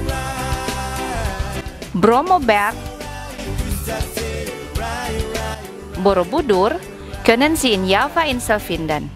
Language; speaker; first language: German; non-native, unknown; Indonesian